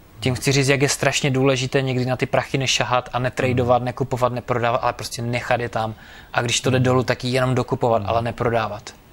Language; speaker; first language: Czech; native; Czech